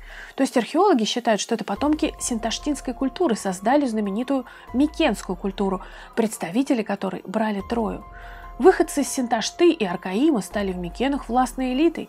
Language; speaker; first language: Russian; native; Russian